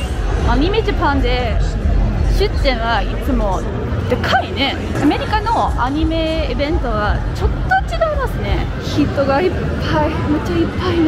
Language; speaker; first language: Japanese; non-native, learner; English